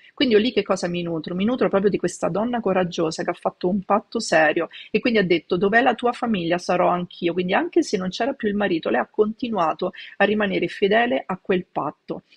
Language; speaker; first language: Italian; native; Italian